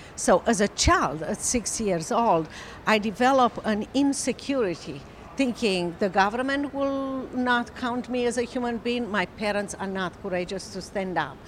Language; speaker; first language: English; non-native, fluent; Romanian